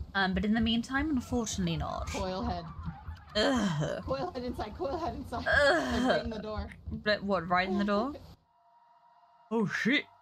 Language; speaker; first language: English; native; English